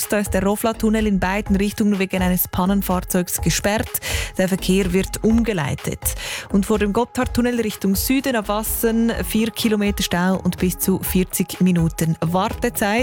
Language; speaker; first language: German; native; German